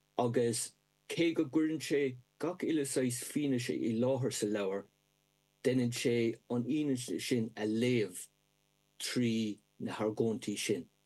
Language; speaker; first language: Irish; native; Irish